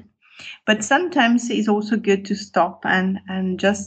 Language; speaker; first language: English; non-native, fluent; Italian